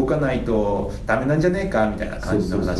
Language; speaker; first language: Japanese; native; Japanese